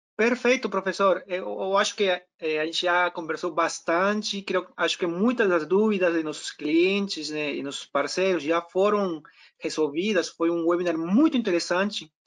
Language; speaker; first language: Portuguese; non-native, fluent; Spanish